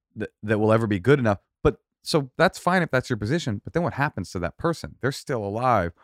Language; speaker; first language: English; native; English